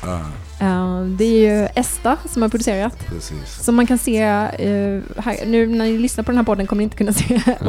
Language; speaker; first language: Swedish; native; Swedish